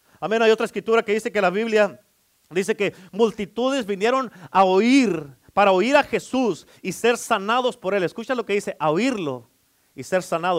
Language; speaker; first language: Spanish; native; Spanish